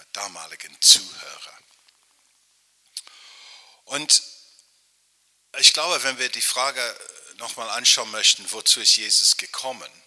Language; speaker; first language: German; non-native, fluent; English